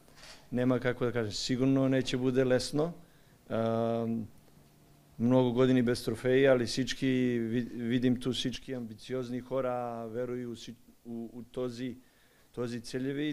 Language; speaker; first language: Bulgarian; non-native, learner; Serbian